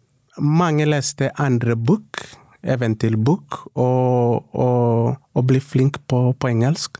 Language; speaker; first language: Norwegian; non-native, local second language; Swahili